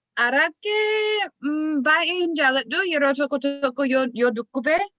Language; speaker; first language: Oromo; non-native, learner; English